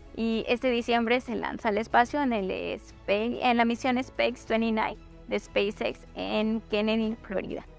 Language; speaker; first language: Spanish; native; Spanish